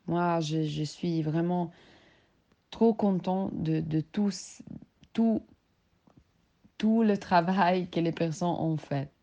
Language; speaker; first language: French; non-native, learner; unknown